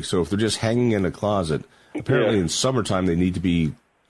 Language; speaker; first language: English; native; English